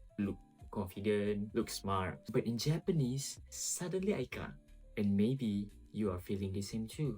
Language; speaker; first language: English; non-native, local second language; Malay